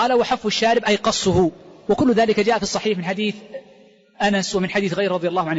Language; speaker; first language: Arabic; native; Arabic